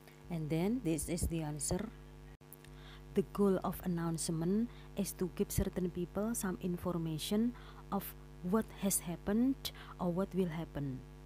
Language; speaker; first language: English; non-native, fluent; Indonesian